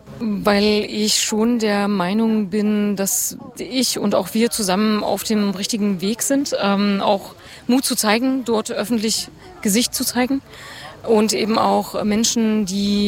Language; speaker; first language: German; native; German